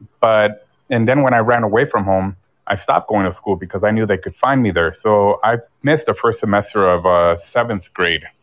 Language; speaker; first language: English; early bilingual, other home language; Spanish